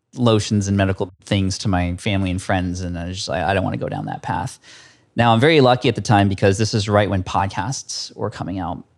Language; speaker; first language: English; early bilingual, other home language; Filipino